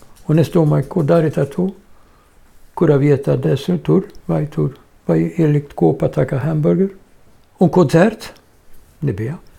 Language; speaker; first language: Latvian; non-native, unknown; Swedish